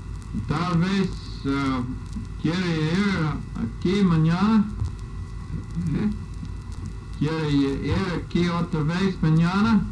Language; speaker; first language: Spanish; non-native, learner; English